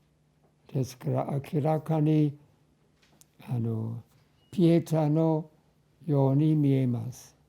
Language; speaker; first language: Japanese; non-native, fluent; English